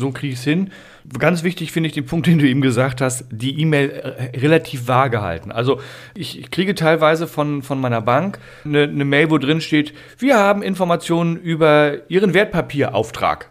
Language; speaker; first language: German; native; German